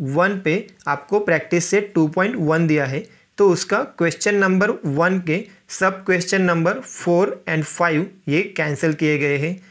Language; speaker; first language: Hindi; non-native, local second language; Marathi